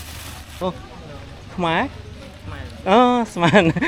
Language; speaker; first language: English; non-native, learner; Khmer